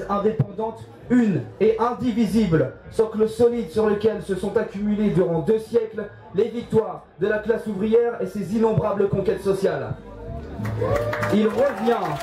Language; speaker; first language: French; native; French